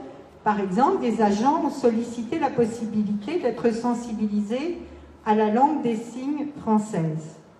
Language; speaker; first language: French; native; French